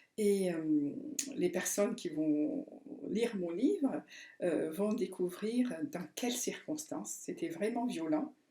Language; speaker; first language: French; non-native, local second language; Malagasy